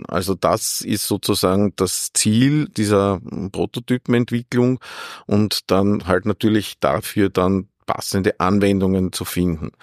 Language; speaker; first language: German; native; German